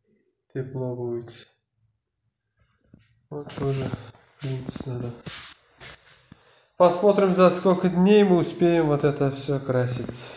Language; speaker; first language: Russian; non-native, learner; Uzbek